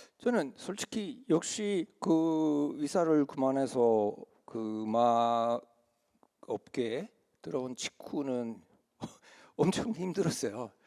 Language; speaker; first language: Korean; early bilingual, heritage; Korean